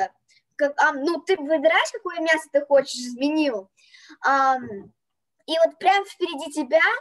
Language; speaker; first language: Russian; early bilingual, heritage; Russian